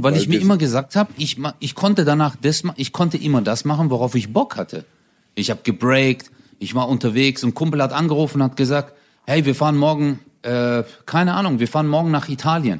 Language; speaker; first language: German; early bilingual, other home language; Turkish